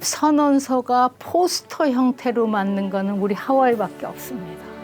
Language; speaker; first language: Korean; native; Korean